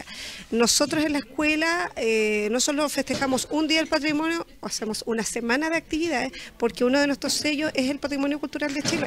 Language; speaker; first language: Spanish; native; Spanish